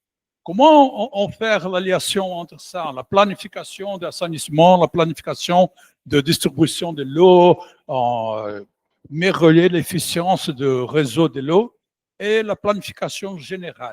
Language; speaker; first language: French; non-native, learner; Portuguese